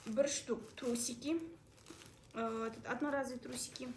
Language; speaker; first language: Russian; non-native, local second language; Kazakh